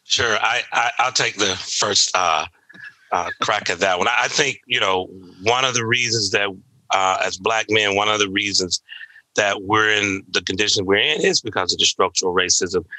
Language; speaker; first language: English; native; English